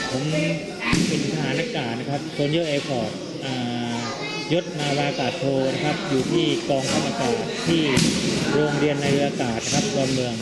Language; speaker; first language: Thai; native; Thai